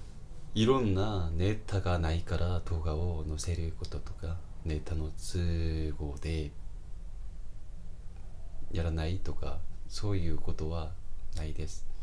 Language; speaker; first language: Japanese; non-native, fluent; Korean